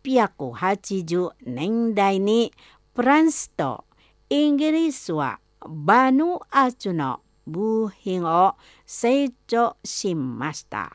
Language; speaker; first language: Japanese; non-native, fluent; Indonesian